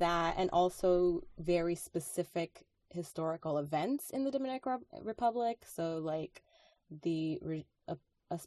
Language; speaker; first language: English; non-native, fluent; Spanish